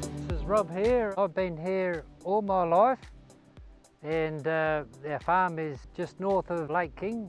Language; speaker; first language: English; native; English